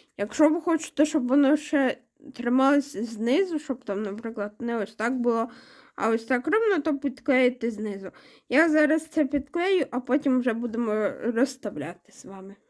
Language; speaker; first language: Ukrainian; non-native, local second language; Russian